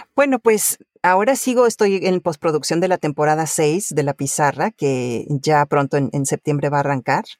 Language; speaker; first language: Spanish; early bilingual, other home language; Italian